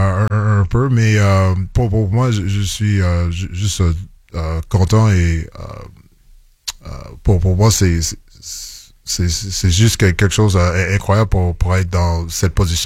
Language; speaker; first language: French; non-native, local second language; English